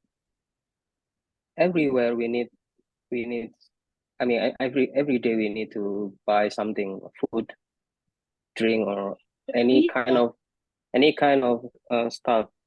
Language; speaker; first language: English; non-native, fluent; Indonesian